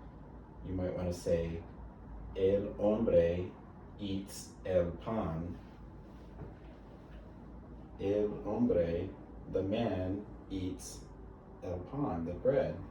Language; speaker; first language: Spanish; non-native, learner; English